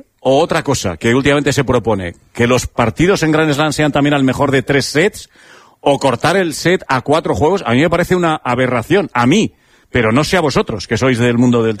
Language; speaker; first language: Spanish; native; Spanish